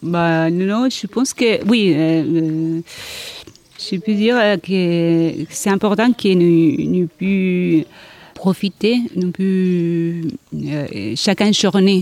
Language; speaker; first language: French; non-native, learner; Spanish